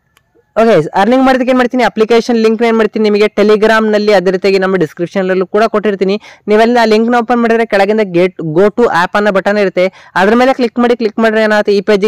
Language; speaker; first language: Kannada; native; Kannada